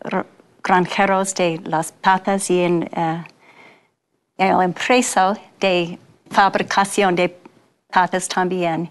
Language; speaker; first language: Spanish; non-native, fluent; English